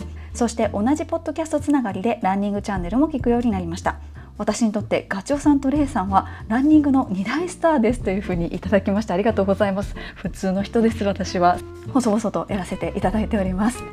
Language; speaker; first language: Japanese; native; Japanese